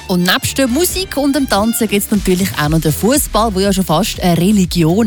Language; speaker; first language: German; native; German